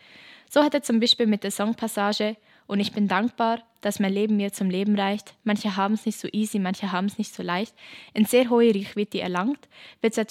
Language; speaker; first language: German; native; German